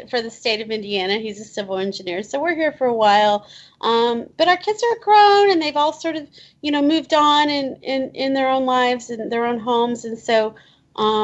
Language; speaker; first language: English; native; English